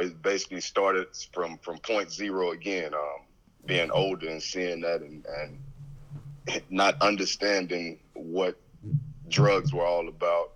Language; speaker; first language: English; native; English